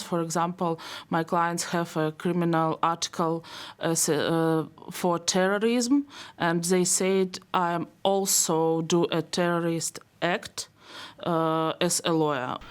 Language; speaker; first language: English; non-native, learner; Belarusian